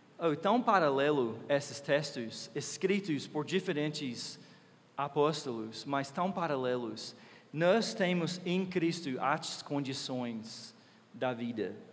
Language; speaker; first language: Portuguese; non-native, fluent; English